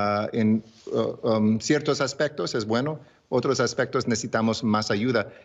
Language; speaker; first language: Spanish; early bilingual, heritage; English